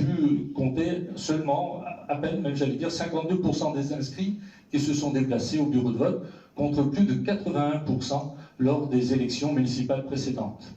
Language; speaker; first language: French; native; French